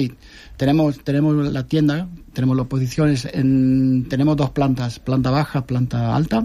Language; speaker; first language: Spanish; non-native, fluent; Dutch